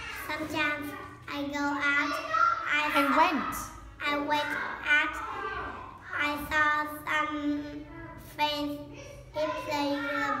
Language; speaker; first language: English; non-native, learner; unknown